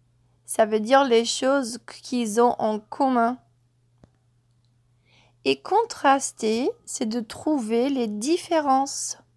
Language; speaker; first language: French; non-native, fluent; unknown